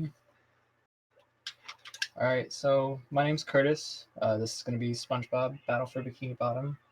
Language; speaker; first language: English; native; English